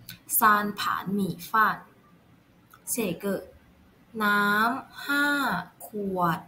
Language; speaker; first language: Chinese; non-native, learner; Thai